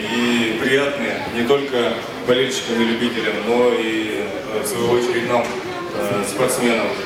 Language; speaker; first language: Russian; native; Russian